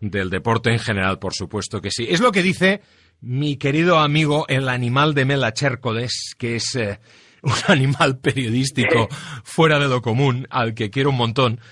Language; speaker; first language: Spanish; non-native, local second language; Catalan